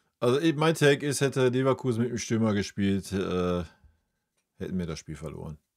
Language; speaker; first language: German; native; German